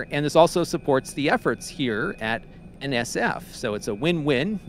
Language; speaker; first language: English; native; English